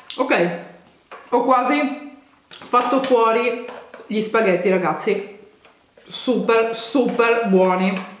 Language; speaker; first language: Italian; native; Italian